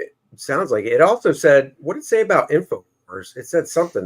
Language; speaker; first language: English; native; English